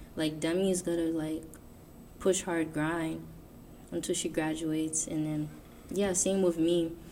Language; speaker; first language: English; native; English